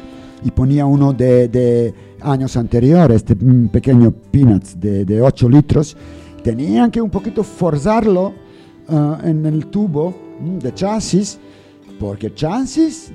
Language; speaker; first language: Spanish; non-native, learner; English